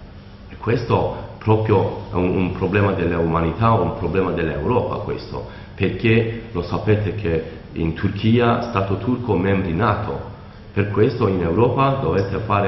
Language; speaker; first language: Italian; non-native, learner; Kurdish